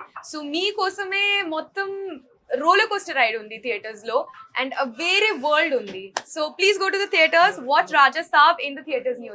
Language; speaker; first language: Telugu; non-native, learner; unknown